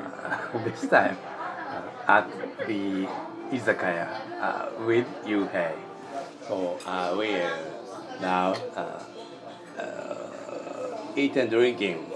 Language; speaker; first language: English; non-native, learner; Japanese